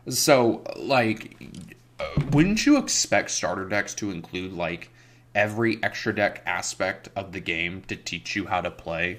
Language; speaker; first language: English; native; English